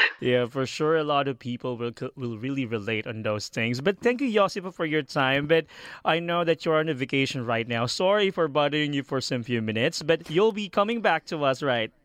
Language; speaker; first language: English; non-native, fluent; Filipino